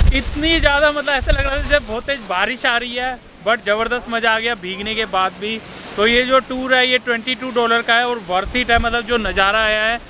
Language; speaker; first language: Hindi; native; Hindi